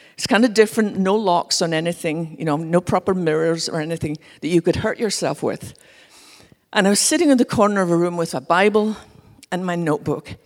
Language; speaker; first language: English; native; English